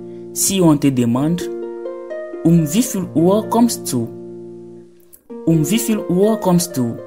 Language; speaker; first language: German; non-native, fluent; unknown